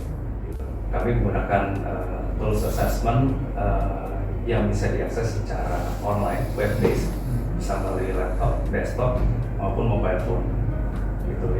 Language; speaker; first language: Indonesian; native; Indonesian